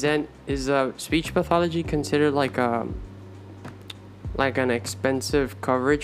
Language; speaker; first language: English; early bilingual, other home language; Spanish